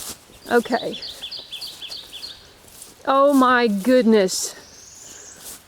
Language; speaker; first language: English; native; English